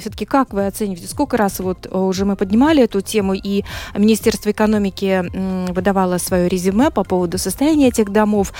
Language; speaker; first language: Russian; native; Russian